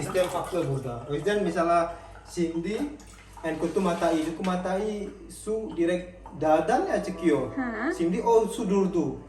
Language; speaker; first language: Turkish; non-native, learner; Indonesian